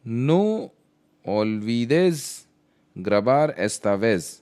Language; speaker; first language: Spanish; non-native, learner; Hindi